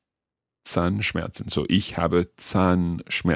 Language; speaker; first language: German; non-native, learner; English